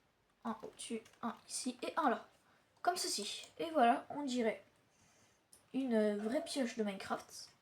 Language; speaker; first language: French; native; French